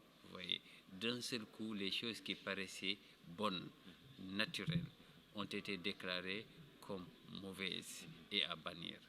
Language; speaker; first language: French; non-native, local second language; Wolof